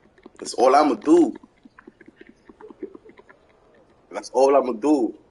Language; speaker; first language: English; native; English